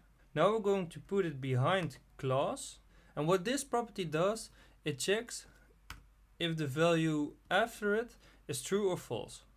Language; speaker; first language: English; non-native, fluent; Dutch